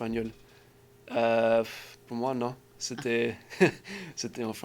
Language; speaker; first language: French; non-native, learner; English